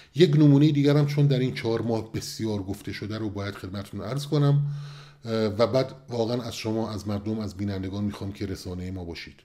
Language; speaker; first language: Persian; non-native, local second language; Kurdish